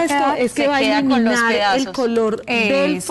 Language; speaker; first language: Spanish; native; Spanish